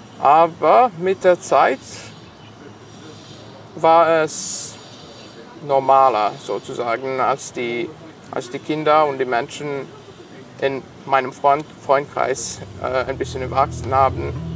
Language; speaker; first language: German; non-native, local second language; Serbian